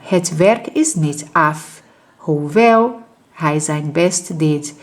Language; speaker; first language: Dutch; non-native, fluent; Portuguese